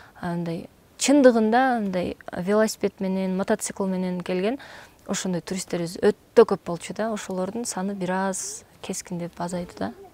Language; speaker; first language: Kyrgyz; native; Kyrgyz